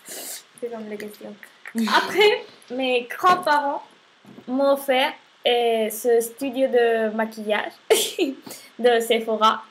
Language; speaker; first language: French; non-native, learner; Spanish